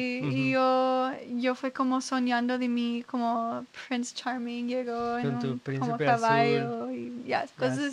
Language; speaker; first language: Spanish; non-native, learner; English